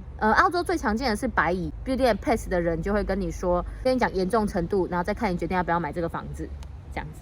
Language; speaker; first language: Chinese; native; Chinese